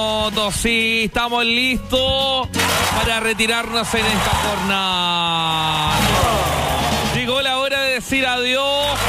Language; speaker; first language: Spanish; native; Spanish